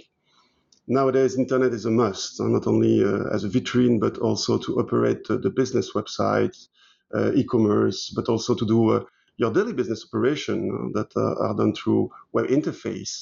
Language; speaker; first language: English; non-native, fluent; French